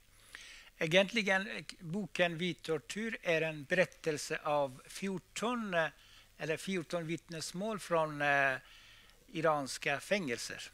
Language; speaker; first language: Swedish; non-native, fluent; Persian